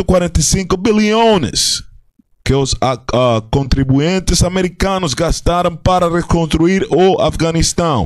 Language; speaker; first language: Portuguese; non-native, fluent; Spanish